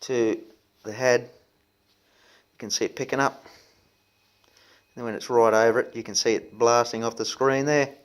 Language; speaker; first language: English; native; English